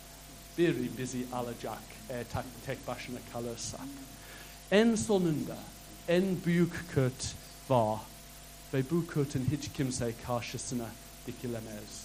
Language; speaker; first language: Turkish; non-native, fluent; English